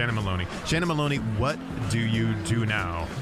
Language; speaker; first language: English; native; English